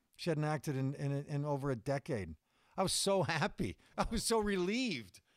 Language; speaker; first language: English; native; English